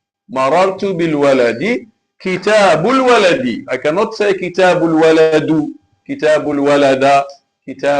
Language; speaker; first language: Arabic; non-native, fluent; Malay